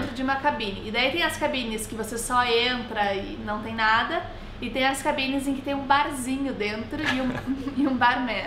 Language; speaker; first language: Portuguese; native; Portuguese